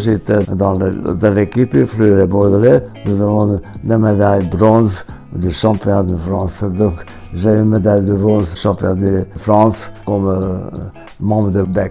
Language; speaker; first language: French; non-native, fluent; Hungarian